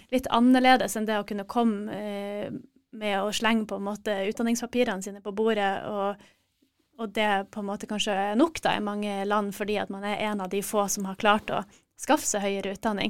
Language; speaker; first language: Norwegian; native; Norwegian